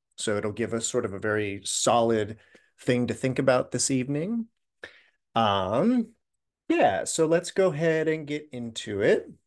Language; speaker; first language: English; native; English